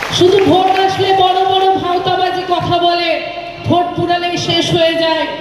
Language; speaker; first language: Bangla; non-native, local second language; Santali